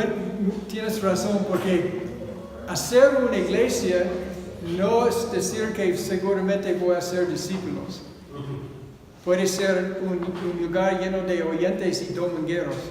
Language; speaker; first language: Spanish; non-native, fluent; English